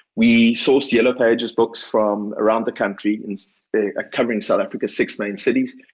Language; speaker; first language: English; native; English